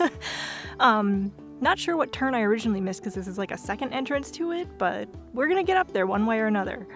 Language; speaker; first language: English; native; English